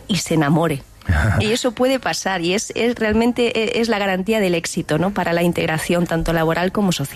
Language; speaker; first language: Spanish; native; Spanish